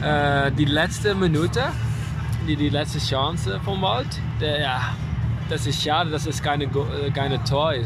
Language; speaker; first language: German; non-native, learner; Dutch